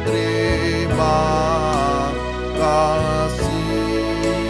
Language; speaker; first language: Indonesian; native; Indonesian